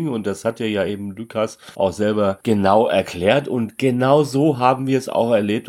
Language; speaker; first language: German; native; German